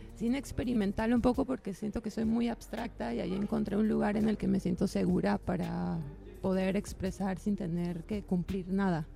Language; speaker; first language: Spanish; native; Spanish